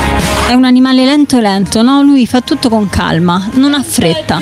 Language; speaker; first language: Italian; native; Italian